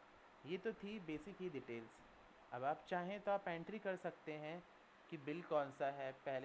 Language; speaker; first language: Hindi; native; Hindi